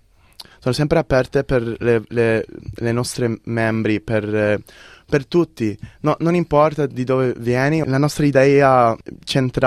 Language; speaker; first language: Italian; early bilingual, heritage; English